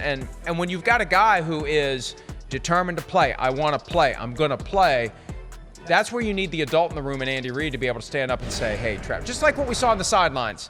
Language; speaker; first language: English; native; English